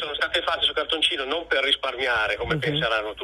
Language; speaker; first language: Italian; native; Italian